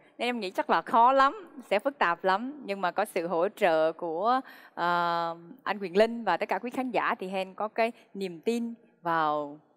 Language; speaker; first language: Vietnamese; non-native, local second language; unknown